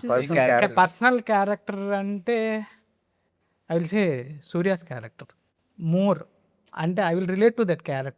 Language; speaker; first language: Telugu; native; Telugu